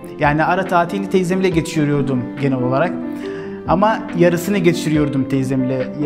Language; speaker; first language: Turkish; non-native, fluent; Arabic